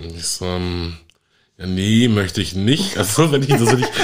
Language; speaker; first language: German; native; German